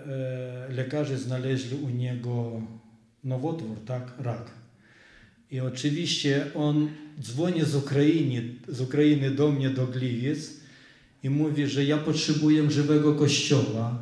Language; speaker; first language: Polish; non-native, fluent; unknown